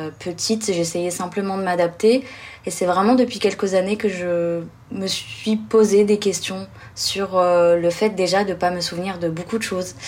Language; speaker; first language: French; early bilingual, other home language; Arabic